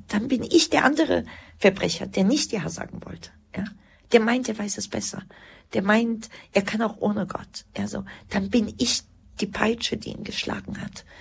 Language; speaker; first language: German; early bilingual, other home language; Croatian